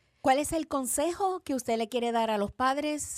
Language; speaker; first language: Spanish; native; Spanish